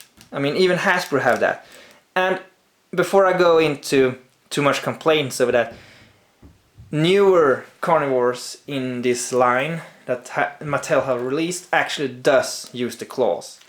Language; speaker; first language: English; non-native, fluent; Swedish